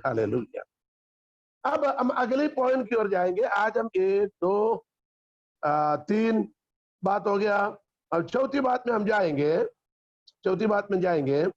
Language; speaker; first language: Hindi; non-native, local second language; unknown